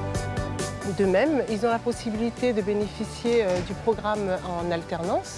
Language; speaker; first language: French; native; French